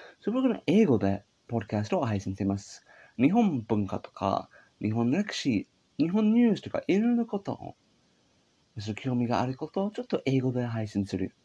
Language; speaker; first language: Japanese; non-native, learner; English